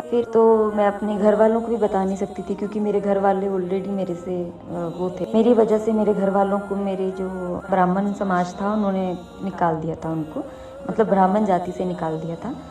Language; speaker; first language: Hindi; native; Hindi